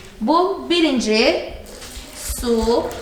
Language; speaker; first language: Turkish; non-native, fluent; Portuguese